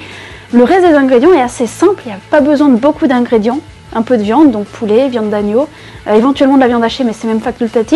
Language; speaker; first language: French; native; French